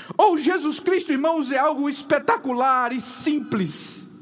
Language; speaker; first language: Portuguese; native; Portuguese